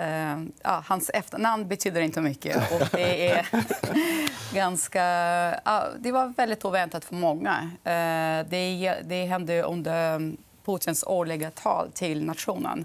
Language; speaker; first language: Swedish; non-native, fluent; Russian